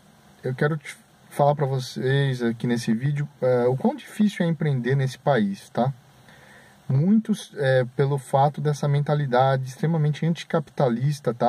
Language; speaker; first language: Portuguese; native; Portuguese